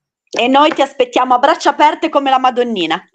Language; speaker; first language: Italian; native; Italian